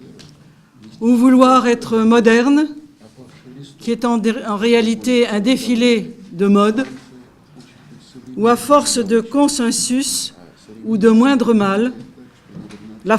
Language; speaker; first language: French; native; French